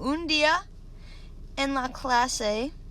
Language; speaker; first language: Spanish; non-native, learner; English